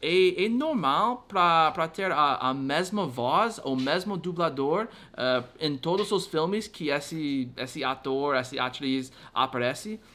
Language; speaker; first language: Portuguese; non-native, fluent; English